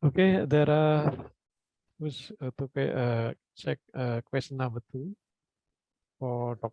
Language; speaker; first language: English; non-native, fluent; Indonesian